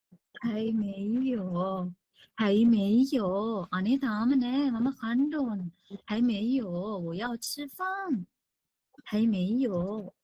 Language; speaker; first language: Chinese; non-native, fluent; Sinhala